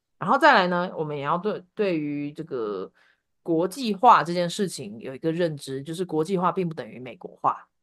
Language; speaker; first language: Chinese; native; Chinese